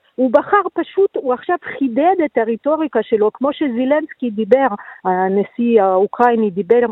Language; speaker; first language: Hebrew; non-native, fluent; Russian